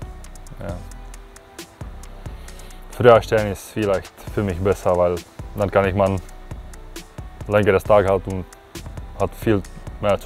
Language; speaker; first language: German; non-native, fluent; Czech